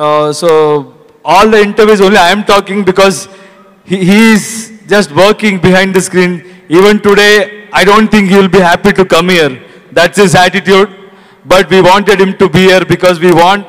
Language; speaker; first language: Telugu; non-native, learner; Kannada